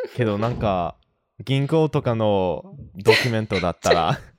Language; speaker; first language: Japanese; non-native, fluent; English